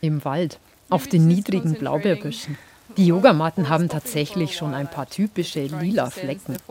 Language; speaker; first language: German; native; German